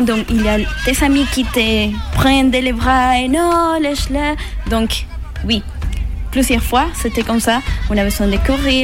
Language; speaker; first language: French; non-native, learner; Spanish